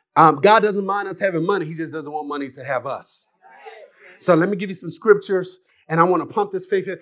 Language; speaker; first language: English; native; English